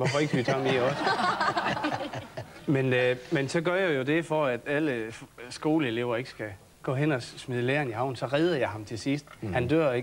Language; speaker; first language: Danish; native; Danish